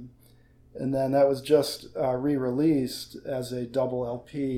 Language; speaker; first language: English; native; English